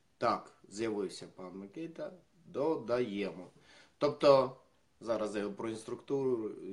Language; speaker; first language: Ukrainian; non-native, local second language; Russian